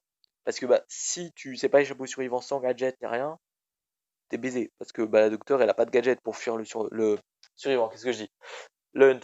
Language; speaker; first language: French; native; French